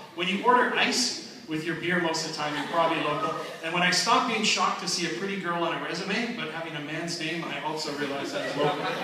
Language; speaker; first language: English; native; English